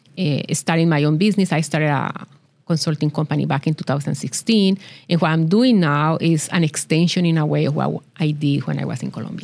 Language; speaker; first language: English; non-native, fluent; Spanish